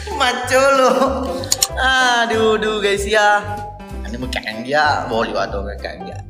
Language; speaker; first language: Indonesian; non-native, local second language; Buginese